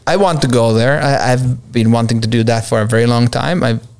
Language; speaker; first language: English; non-native, fluent; Finnish